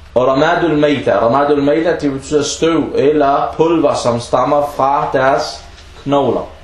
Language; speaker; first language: Danish; early bilingual, other home language; Arabic